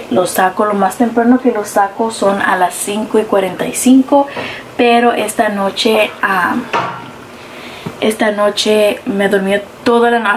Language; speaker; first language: Spanish; early bilingual, heritage; Spanish